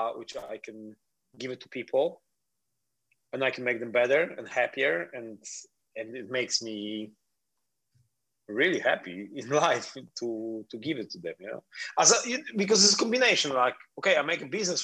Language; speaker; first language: English; non-native, fluent; Polish